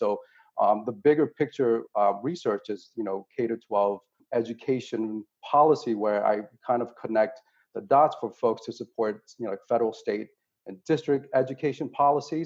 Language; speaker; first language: English; native; English